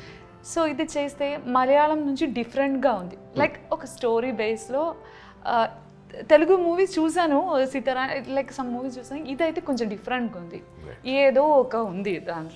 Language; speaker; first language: Telugu; non-native, learner; Malayalam